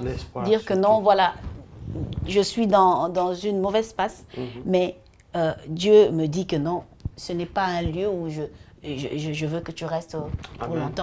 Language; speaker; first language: French; non-native, local second language; Lingala